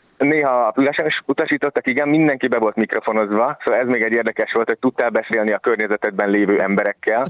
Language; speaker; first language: Hungarian; native; Hungarian